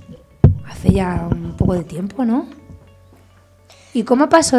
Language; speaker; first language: Spanish; native; Spanish